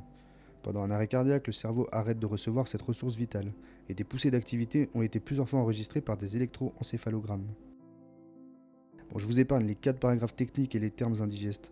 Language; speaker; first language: French; native; French